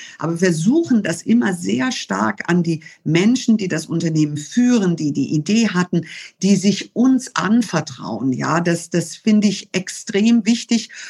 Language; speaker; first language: German; early bilingual, other home language; English